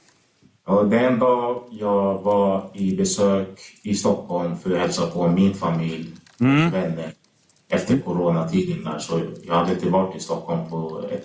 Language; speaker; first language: Swedish; early bilingual, other home language; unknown